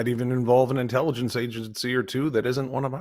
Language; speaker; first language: English; native; English